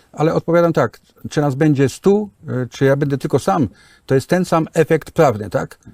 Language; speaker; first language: Polish; native; Polish